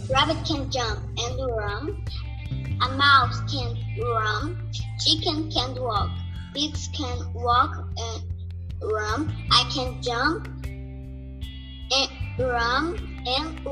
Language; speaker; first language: English; non-native, learner; Portuguese